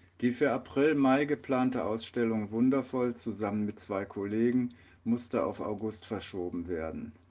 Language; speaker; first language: German; native; German